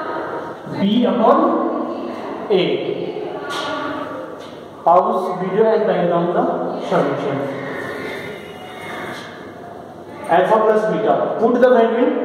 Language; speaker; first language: Hindi; native; Hindi